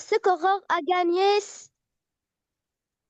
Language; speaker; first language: French; non-native, learner; Arabic